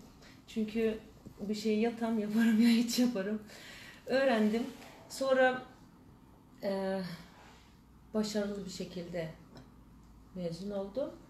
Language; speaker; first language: Turkish; early bilingual, heritage; Turkish